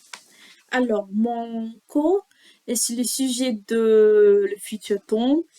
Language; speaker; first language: French; non-native, learner; English